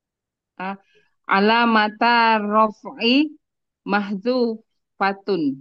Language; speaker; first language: Arabic; non-native, learner; Indonesian